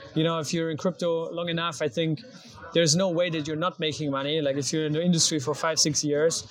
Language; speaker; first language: English; non-native, fluent; German